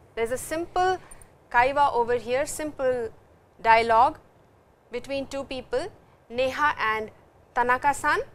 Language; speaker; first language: English; non-native, local second language; Hindi